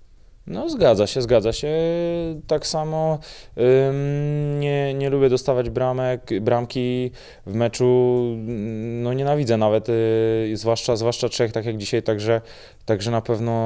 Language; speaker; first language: Polish; native; Polish